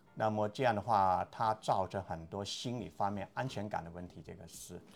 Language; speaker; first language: Chinese; native; Chinese